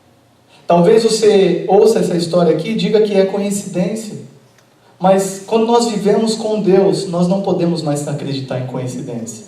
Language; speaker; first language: Portuguese; native; Portuguese